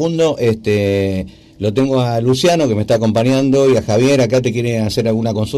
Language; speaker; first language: Spanish; native; Spanish